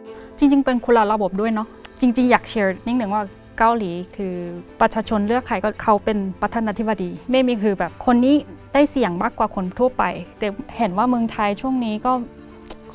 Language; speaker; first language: Thai; non-native, fluent; Korean